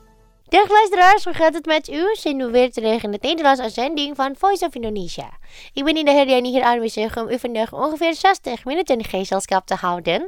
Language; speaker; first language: Dutch; non-native, fluent; Indonesian